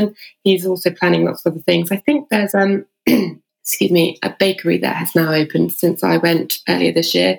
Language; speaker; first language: English; native; English